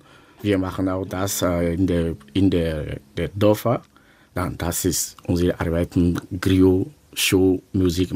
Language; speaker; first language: German; non-native, learner; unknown